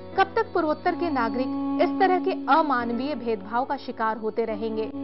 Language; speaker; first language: Hindi; native; Hindi